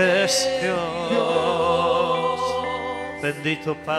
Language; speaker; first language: Spanish; native; Spanish